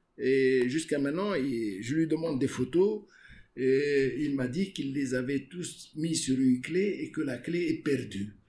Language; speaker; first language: French; non-native, local second language; Arabic